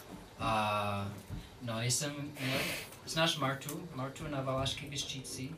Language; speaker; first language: Czech; non-native, learner; English